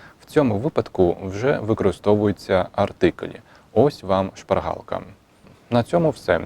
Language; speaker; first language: Ukrainian; non-native, fluent; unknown